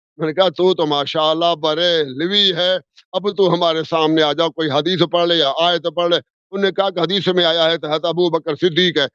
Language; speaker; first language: Urdu; non-native, local second language; Sindhi